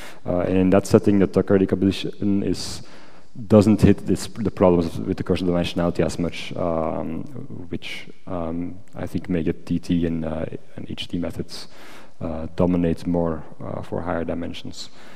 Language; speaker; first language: English; non-native, fluent; Dutch